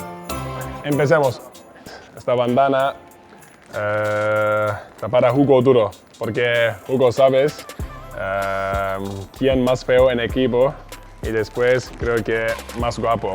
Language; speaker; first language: Spanish; non-native, learner; Turkish